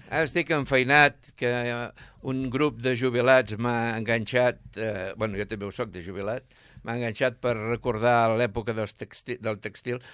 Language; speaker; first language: Catalan; native; Catalan